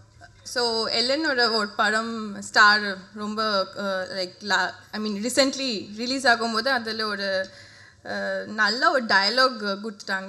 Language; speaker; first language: Tamil; non-native, fluent; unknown